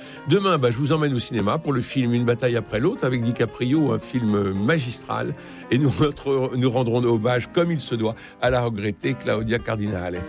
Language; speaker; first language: French; native; French